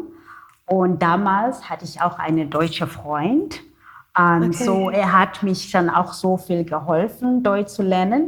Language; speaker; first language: German; non-native, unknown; Xhosa